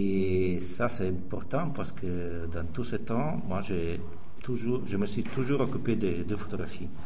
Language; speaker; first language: French; non-native, fluent; Italian